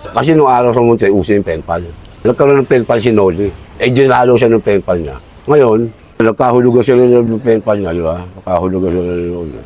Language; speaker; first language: Filipino; native; Filipino